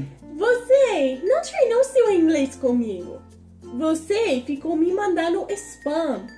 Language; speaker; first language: Portuguese; non-native, fluent; English